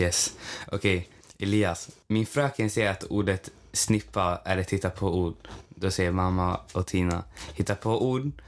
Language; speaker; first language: Swedish; native; Swedish